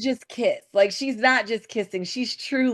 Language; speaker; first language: English; native; English